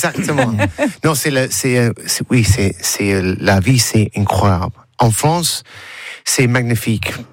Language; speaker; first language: French; non-native, learner; English